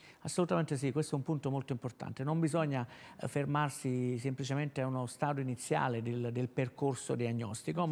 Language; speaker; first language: Italian; native; Italian